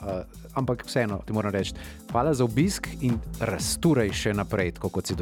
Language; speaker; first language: Slovenian; native; Slovenian